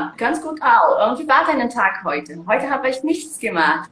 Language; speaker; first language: German; non-native, fluent; Portuguese